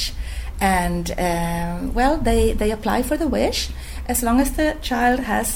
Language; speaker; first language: English; non-native, fluent; Swedish